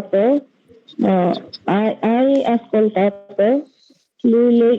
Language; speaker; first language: Italian; non-native, learner; Bangla